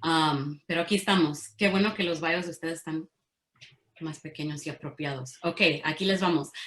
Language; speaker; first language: Spanish; early bilingual, heritage; Spanish